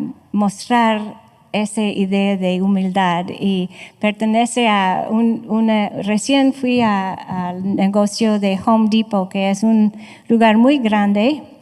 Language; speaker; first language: Spanish; non-native, fluent; English